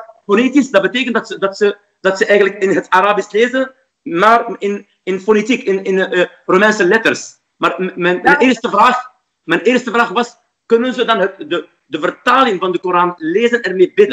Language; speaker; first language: Dutch; non-native, fluent; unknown